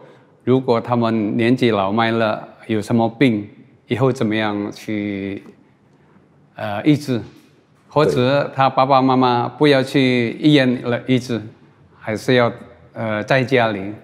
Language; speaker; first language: Chinese; non-native, fluent; Indonesian